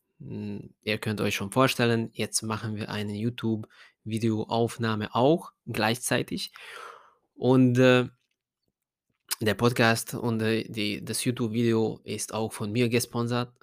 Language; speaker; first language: German; non-native, fluent; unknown